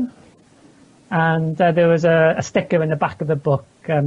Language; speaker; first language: English; native; English